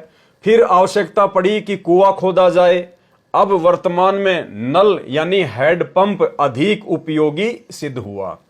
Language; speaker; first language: Hindi; native; Hindi